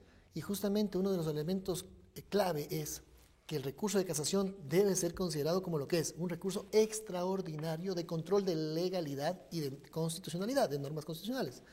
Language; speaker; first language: Spanish; native; Spanish